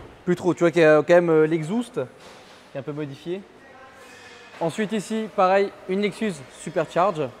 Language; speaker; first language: French; native; French